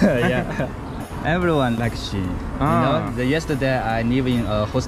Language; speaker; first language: English; non-native, learner; Chinese